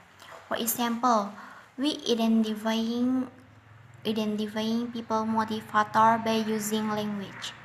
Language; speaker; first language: English; non-native, learner; Indonesian